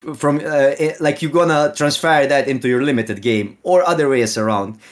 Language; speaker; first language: English; non-native, fluent; Slovenian